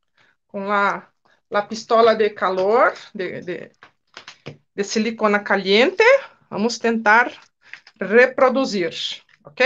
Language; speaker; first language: Spanish; non-native, fluent; Portuguese